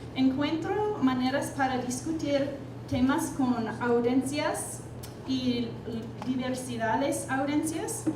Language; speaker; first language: Spanish; non-native, learner; English